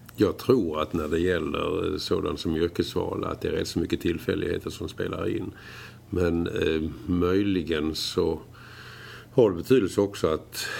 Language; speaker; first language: Swedish; native; Swedish